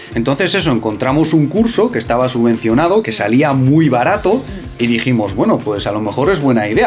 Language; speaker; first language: Spanish; native; Spanish